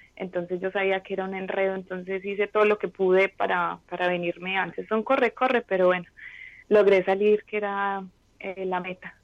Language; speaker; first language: Spanish; native; Spanish